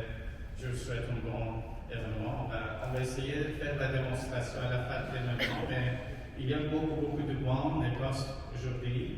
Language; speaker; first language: French; non-native, fluent; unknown